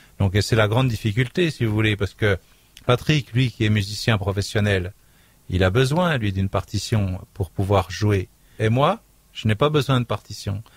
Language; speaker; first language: French; native; French